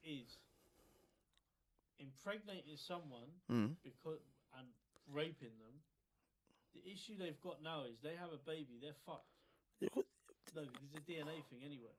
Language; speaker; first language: English; native; English